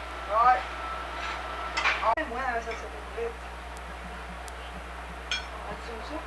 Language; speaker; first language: French; native; French